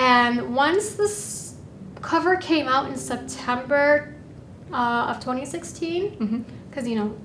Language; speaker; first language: English; native; English